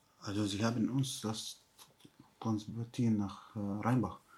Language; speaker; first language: German; non-native, learner; Arabic